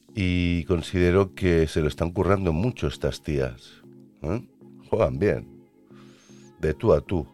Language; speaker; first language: Spanish; native; Spanish